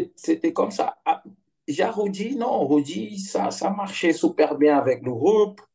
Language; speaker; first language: French; non-native, fluent; Portuguese